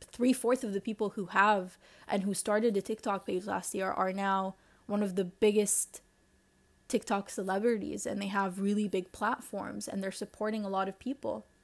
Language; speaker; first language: English; non-native, fluent; Arabic